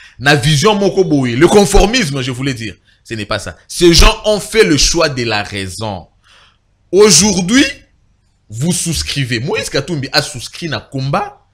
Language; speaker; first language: French; non-native, local second language; Lingala